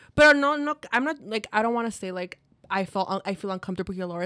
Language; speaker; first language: English; early bilingual, other home language; Spanish